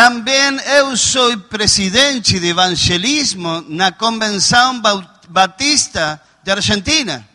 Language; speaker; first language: Portuguese; non-native, learner; Spanish